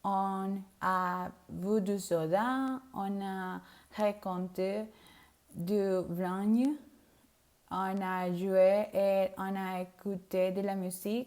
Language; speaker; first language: French; non-native, learner; Spanish